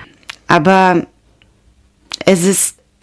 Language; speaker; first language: German; non-native, learner; Ukrainian